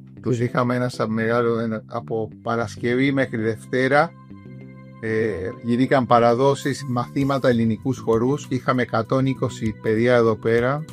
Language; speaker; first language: Greek; early bilingual, heritage; Greek